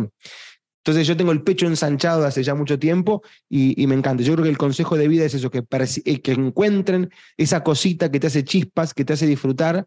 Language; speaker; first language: Spanish; native; Spanish